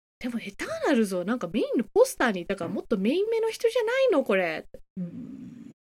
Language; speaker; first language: Japanese; native; Japanese